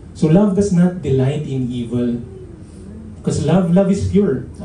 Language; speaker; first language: English; non-native, local second language; Filipino